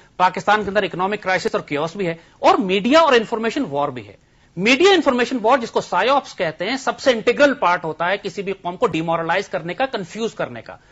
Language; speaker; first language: Urdu; native; Urdu